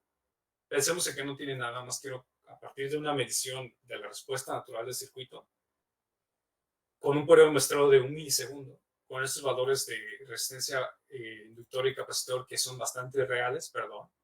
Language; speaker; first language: Spanish; native; Spanish